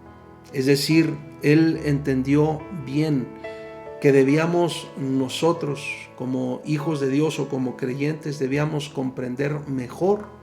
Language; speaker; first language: Spanish; native; Spanish